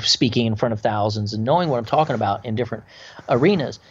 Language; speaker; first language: English; native; English